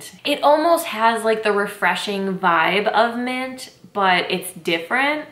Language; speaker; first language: English; native; English